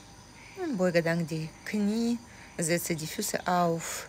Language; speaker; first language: German; non-native, fluent; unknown